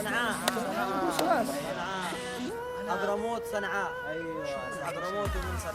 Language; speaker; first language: Arabic; native; Arabic